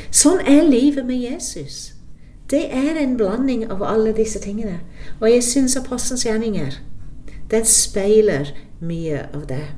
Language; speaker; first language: Norwegian; non-native, fluent; English